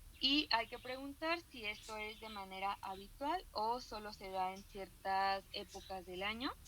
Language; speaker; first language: Spanish; native; Spanish